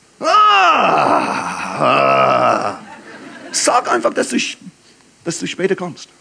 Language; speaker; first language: German; non-native, fluent; English